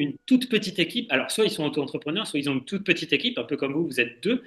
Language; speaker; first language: French; native; French